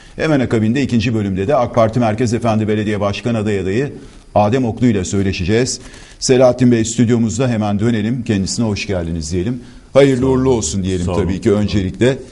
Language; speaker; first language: Turkish; native; Turkish